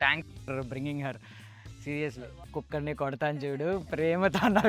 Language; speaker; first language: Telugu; native; Telugu